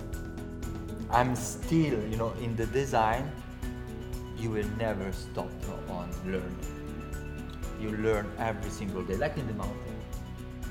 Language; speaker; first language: English; non-native, fluent; Italian